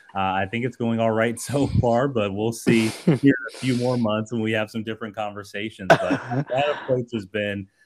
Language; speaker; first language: English; native; English